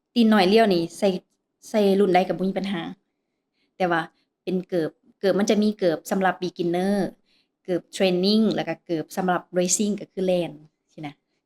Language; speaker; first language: Lao; native; Lao